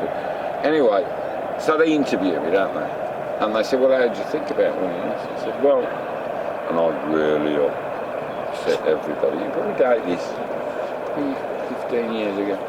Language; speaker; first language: English; native; English